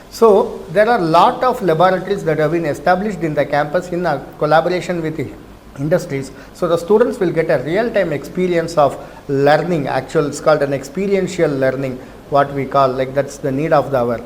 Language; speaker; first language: English; non-native, local second language; Telugu